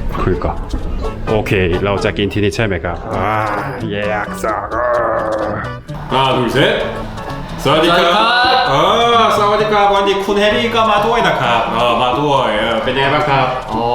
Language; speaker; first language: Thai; non-native, learner; Korean